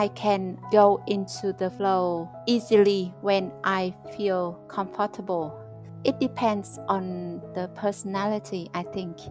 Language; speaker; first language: English; non-native, fluent; Vietnamese